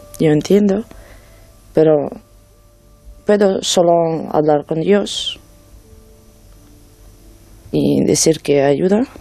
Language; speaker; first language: Spanish; non-native, learner; Ukrainian